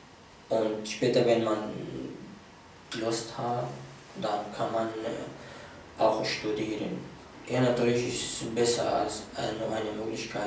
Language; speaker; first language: German; non-native, fluent; Arabic